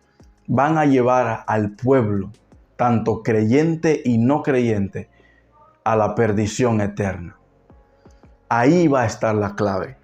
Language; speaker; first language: Spanish; native; Spanish